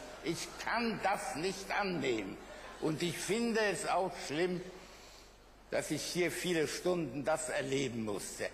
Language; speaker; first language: German; early bilingual, other home language; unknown